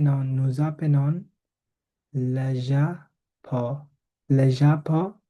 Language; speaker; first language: French; non-native, learner; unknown